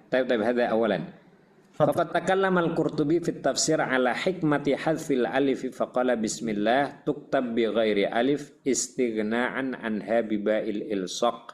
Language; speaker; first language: Arabic; non-native, fluent; Indonesian